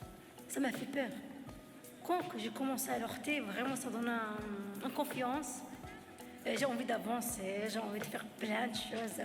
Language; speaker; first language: French; non-native, learner; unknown